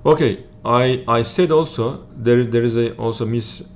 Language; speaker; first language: English; non-native, learner; Turkish